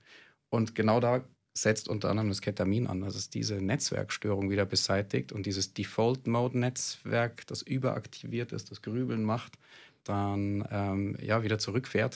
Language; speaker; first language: German; native; German